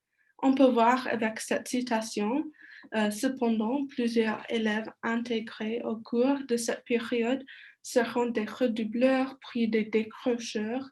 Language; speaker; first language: French; non-native, learner; English